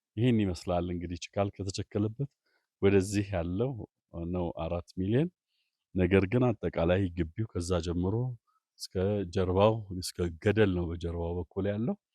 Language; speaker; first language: Amharic; native; Amharic